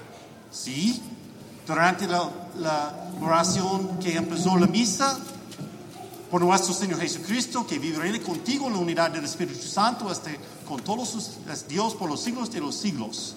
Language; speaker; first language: Spanish; non-native, learner; English